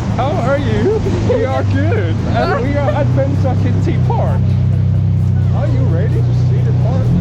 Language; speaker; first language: English; non-native, fluent; Thai